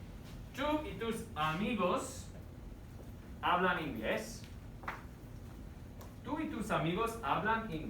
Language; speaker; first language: Spanish; non-native, fluent; English